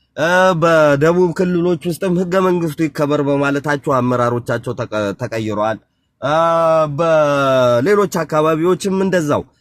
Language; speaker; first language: Amharic; non-native, local second language; Tigrinya